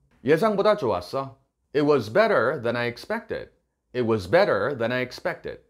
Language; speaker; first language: English; non-native, fluent; Korean